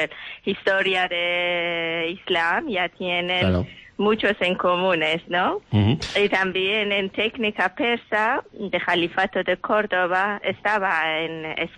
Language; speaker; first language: Spanish; non-native, learner; Persian